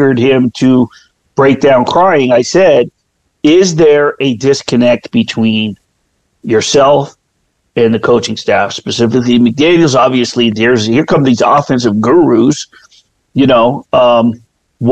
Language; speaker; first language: English; native; English